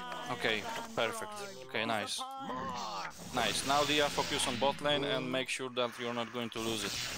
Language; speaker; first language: English; non-native, fluent; Polish